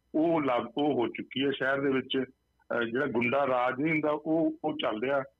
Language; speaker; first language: Punjabi; native; Punjabi